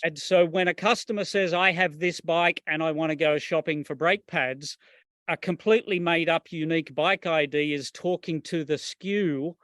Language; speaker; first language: English; native; English